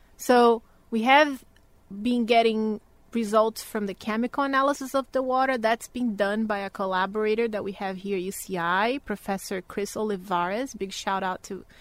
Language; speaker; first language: English; non-native, fluent; Portuguese